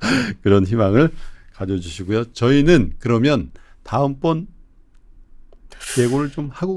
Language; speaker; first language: Korean; native; Korean